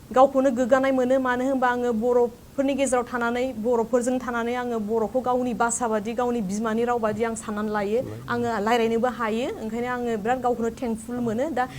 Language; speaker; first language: Bodo; non-native, local second language; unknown